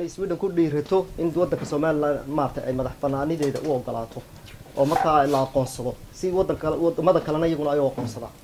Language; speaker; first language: Swedish; non-native, fluent; Somali